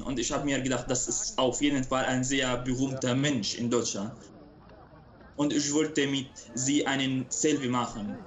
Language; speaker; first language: German; non-native, local second language; Arabic